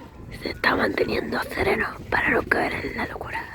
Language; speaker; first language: Spanish; native; Spanish